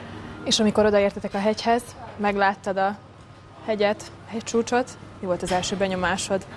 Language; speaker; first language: Hungarian; native; Hungarian